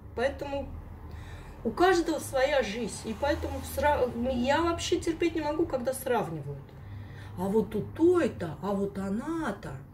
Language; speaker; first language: Russian; native; Russian